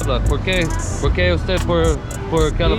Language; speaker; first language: Spanish; non-native, learner; English